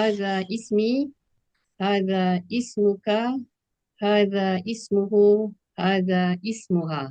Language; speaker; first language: Arabic; non-native, learner; Malay